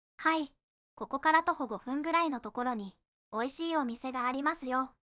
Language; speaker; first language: Japanese; native; Japanese